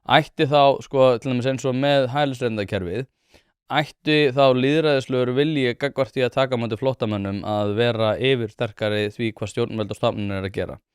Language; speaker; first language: Icelandic; native; Icelandic